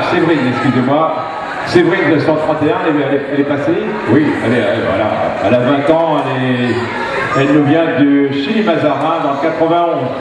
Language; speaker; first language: French; native; French